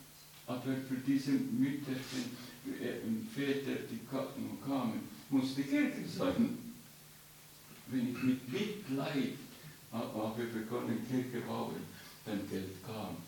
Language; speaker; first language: German; non-native, fluent; Estonian